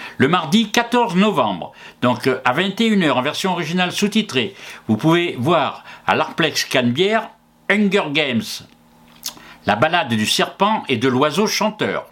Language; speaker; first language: French; native; French